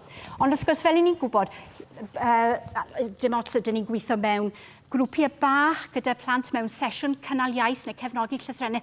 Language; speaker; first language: Welsh; native; Welsh